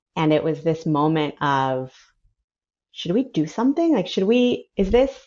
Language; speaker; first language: English; early bilingual, other home language; Spanish